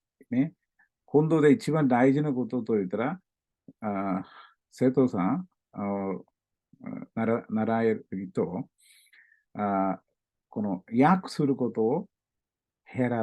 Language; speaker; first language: Japanese; non-native, learner; Malayalam